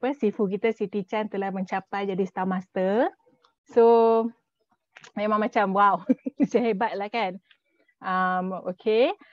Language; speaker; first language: Malay; native; Malay